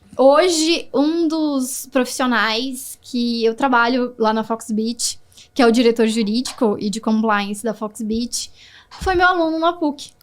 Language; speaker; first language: Portuguese; native; Portuguese